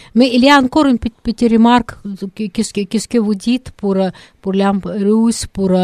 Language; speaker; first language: French; non-native, learner; Russian